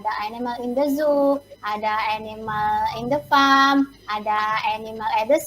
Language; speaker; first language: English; non-native, learner; Indonesian